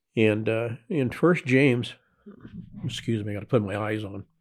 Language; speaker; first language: English; native; English